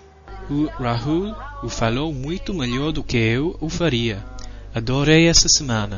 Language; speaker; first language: Portuguese; non-native, fluent; English